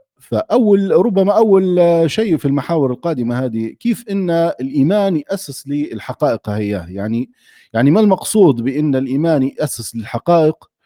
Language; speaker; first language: Arabic; native; Arabic